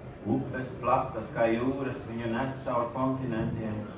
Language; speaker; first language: Latvian; early bilingual, heritage; Latvian